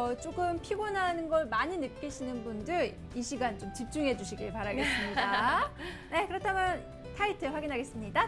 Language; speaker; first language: Korean; native; Korean